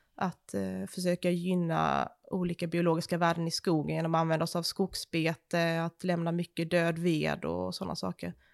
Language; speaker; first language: Swedish; native; Swedish